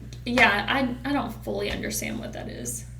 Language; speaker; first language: English; native; English